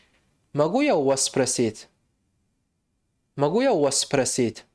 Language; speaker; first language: Russian; non-native, fluent; Tajik